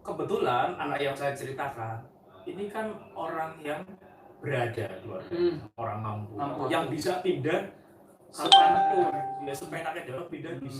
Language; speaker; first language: Indonesian; native; Indonesian